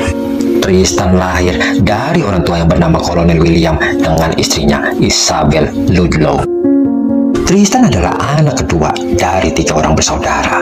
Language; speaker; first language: Indonesian; native; Indonesian